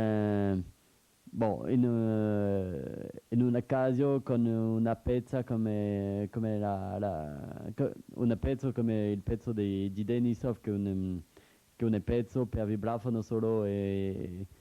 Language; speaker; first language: Italian; non-native, learner; French